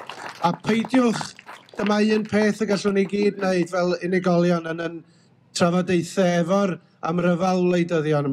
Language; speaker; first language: Welsh; native; Welsh